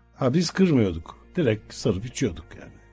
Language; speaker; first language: Turkish; native; Turkish